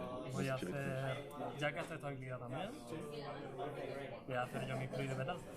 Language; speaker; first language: Spanish; native; Spanish